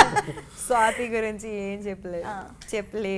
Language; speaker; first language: Telugu; non-native, learner; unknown